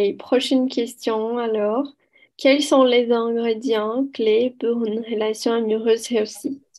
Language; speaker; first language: French; non-native, learner; Portuguese